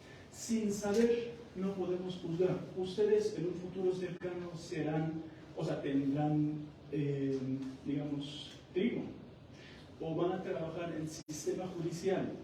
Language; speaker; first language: Spanish; non-native, fluent; Persian